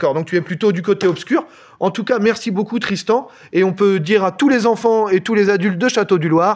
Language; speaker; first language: French; native; French